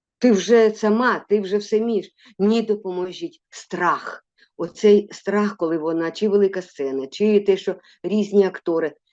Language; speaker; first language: Ukrainian; non-native, local second language; Russian